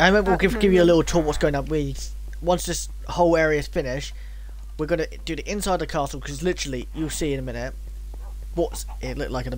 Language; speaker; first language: English; native; English